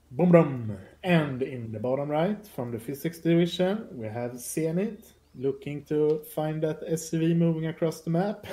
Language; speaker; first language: English; non-native, fluent; Swedish